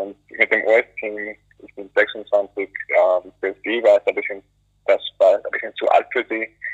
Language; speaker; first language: German; non-native, fluent; English